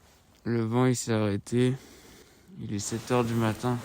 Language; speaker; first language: French; native; French